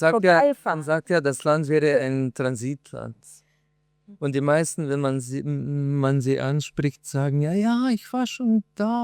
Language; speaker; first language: German; non-native, fluent; Slovenian